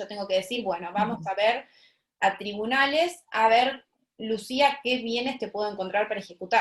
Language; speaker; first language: Spanish; native; Spanish